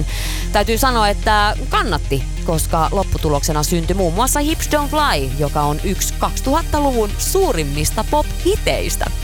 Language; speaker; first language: Finnish; native; Finnish